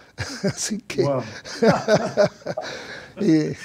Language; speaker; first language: Spanish; native; Spanish